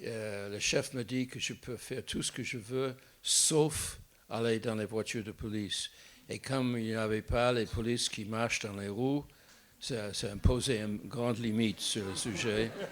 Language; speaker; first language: French; non-native, fluent; English